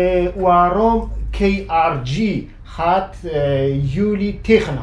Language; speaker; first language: Dutch; non-native, fluent; Kurdish